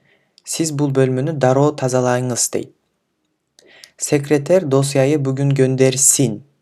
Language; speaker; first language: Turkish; non-native, fluent; Kyrgyz